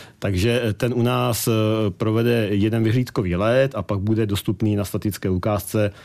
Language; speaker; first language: Czech; native; Czech